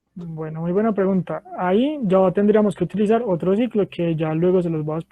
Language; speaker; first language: Spanish; native; Spanish